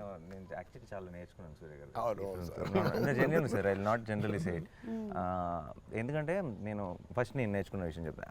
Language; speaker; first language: Telugu; native; Telugu